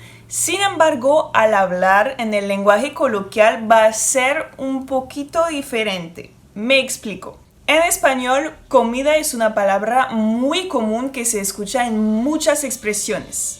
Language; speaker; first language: Spanish; non-native, fluent; French